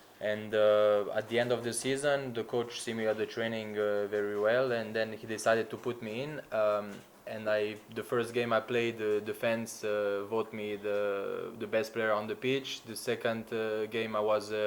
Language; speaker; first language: English; non-native, learner; Slovenian